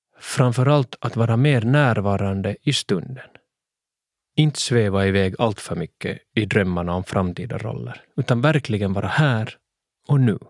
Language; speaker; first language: Swedish; native; Swedish